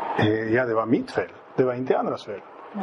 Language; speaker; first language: Swedish; non-native, fluent; Spanish